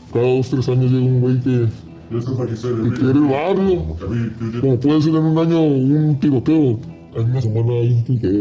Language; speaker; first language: Spanish; native; Spanish